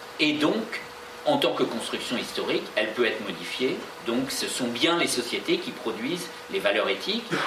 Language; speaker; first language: French; native; French